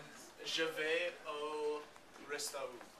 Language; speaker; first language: French; non-native, learner; English